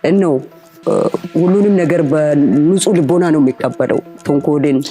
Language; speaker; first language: Amharic; non-native, local second language; Oromo